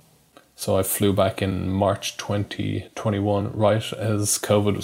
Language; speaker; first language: English; native; English